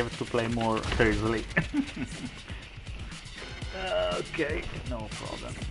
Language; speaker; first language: English; non-native, learner; Italian